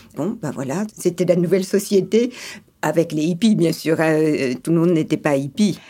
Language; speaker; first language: French; early bilingual, other home language; English